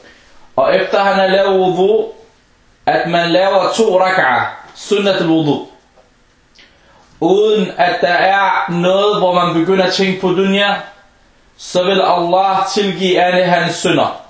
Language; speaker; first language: Danish; non-native, fluent; Arabic